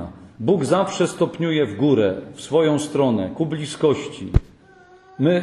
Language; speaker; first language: Polish; native; Polish